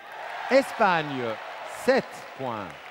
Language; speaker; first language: French; non-native, fluent; Turkish